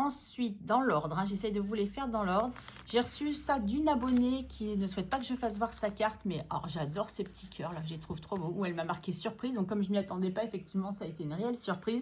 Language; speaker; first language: French; native; French